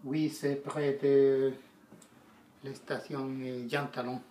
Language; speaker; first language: French; non-native, learner; Spanish